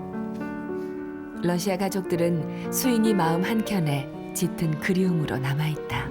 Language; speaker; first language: Korean; native; Korean